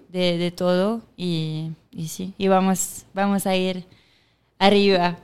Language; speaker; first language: Spanish; non-native, fluent; French